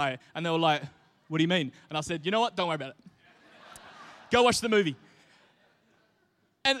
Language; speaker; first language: English; native; English